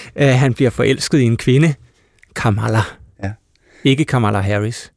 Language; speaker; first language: Danish; native; Danish